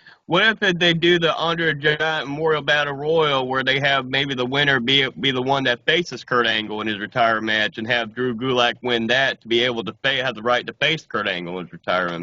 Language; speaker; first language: English; native; English